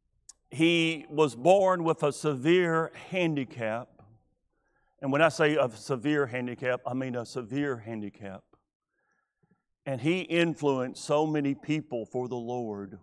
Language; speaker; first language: English; native; English